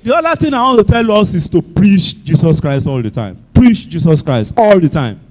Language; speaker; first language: English; non-native, local second language; Yoruba